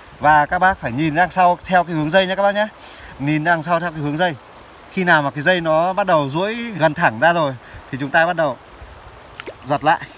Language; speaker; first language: Vietnamese; non-native, local second language; Tày